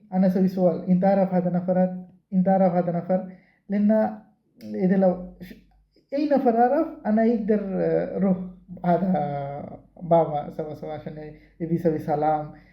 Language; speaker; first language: Arabic; non-native, learner; Bangla